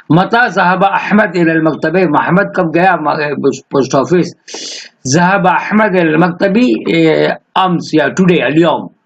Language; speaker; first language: Urdu; native; Urdu